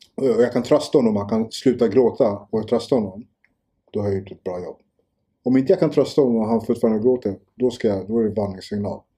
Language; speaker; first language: Swedish; early bilingual, other home language; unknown